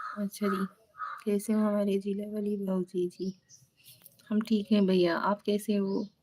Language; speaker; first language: Hindi; native; Hindi